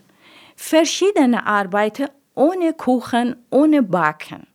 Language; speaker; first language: German; non-native, learner; Persian